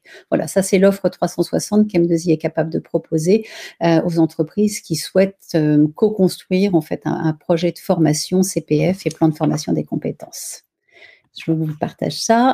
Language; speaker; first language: French; native; French